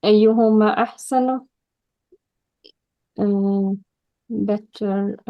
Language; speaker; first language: Arabic; non-native, learner; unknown